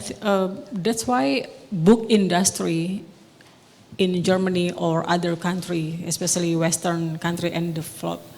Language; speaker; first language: English; non-native, local second language; Indonesian